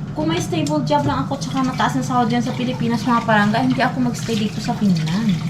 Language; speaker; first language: Filipino; non-native, local second language; Hiligaynon